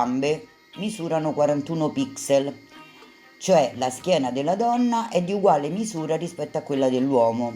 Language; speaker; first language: Italian; native; Italian